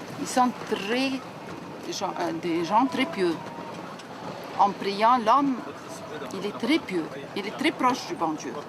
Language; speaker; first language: French; non-native, learner; Arabic